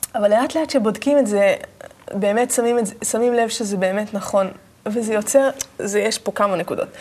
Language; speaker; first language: Hebrew; native; Hebrew